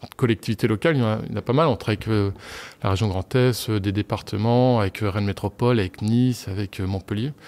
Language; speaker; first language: French; native; French